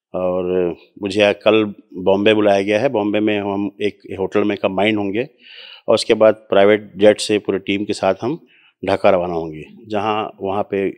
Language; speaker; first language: Hindi; native; Hindi